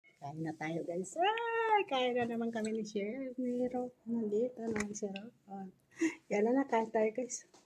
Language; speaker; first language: Filipino; non-native, local second language; Hiligaynon